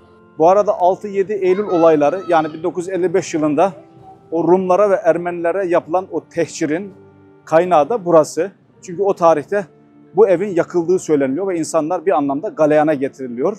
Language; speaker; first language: Turkish; native; Turkish